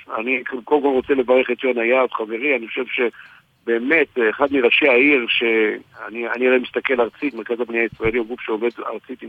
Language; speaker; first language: Hebrew; native; Hebrew